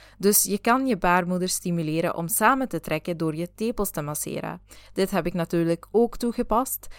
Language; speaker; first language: Dutch; native; Dutch